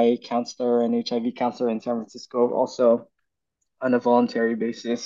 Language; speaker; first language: English; non-native, local second language; Filipino